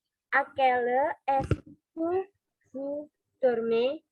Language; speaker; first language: French; non-native, learner; Indonesian